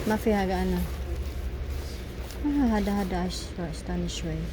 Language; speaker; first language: Arabic; non-native, learner; Filipino